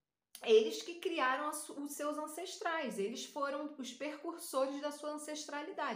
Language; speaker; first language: Portuguese; native; Portuguese